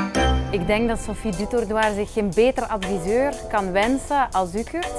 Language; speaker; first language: Dutch; native; Dutch